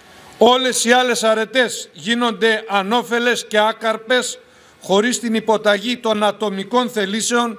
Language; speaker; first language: Greek; native; Greek